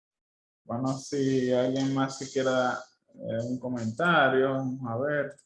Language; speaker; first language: Spanish; native; Spanish